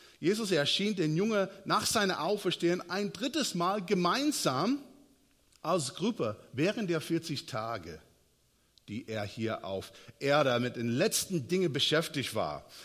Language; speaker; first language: German; non-native, fluent; English